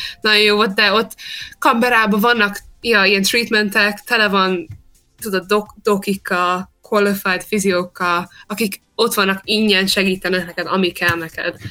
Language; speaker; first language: Hungarian; early bilingual, heritage; Hungarian